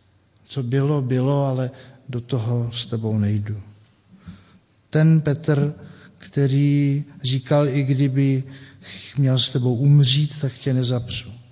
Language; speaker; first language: Czech; native; Czech